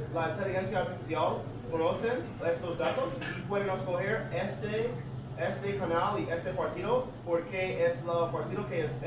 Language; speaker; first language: Spanish; non-native, learner; English